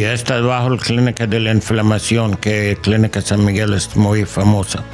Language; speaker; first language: Spanish; non-native, learner; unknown